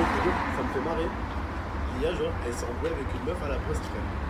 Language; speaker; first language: French; native; French